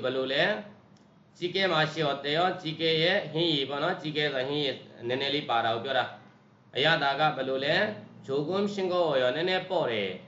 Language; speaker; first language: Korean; non-native, fluent; Burmese